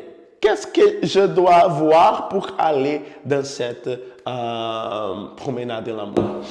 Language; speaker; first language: French; non-native, fluent; Portuguese